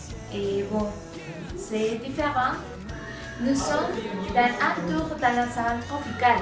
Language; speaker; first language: French; non-native, learner; Spanish